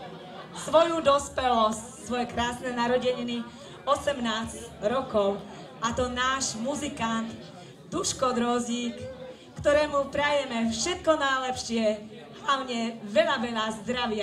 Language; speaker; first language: Slovak; native; Slovak